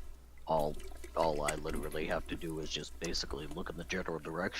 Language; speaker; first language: English; native; English